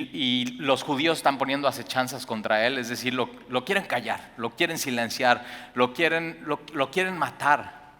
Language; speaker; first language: Spanish; native; Spanish